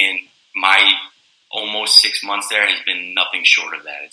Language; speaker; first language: English; native; English